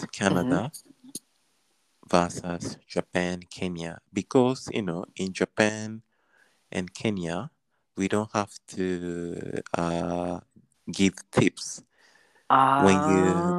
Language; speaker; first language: English; non-native, learner; Japanese